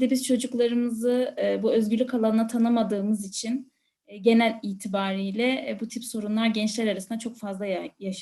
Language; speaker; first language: Turkish; native; Turkish